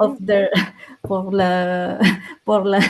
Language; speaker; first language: French; non-native, learner; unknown